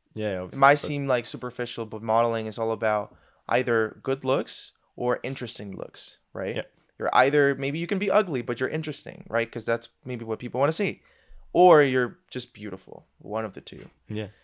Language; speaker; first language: English; non-native, fluent; Spanish